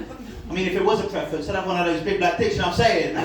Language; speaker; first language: English; native; English